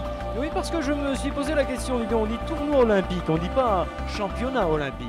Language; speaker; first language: French; native; French